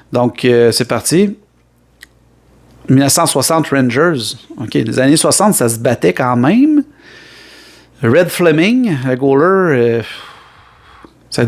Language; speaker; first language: French; native; French